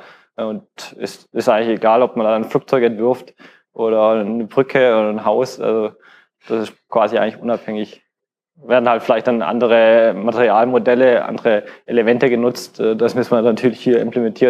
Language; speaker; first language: German; native; German